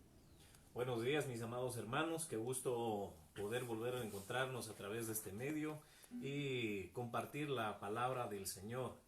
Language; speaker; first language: Spanish; native; Spanish